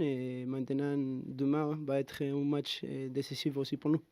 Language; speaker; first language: French; non-native, fluent; Spanish